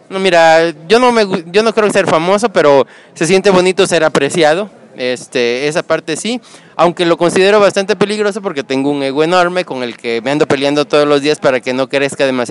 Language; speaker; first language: Spanish; native; Spanish